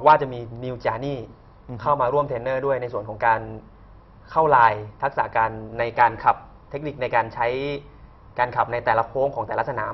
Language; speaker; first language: Thai; native; Thai